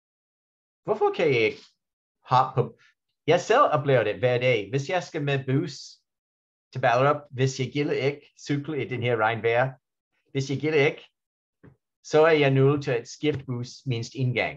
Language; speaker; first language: Danish; non-native, fluent; English